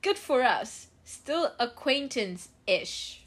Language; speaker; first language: English; non-native, local second language; Cantonese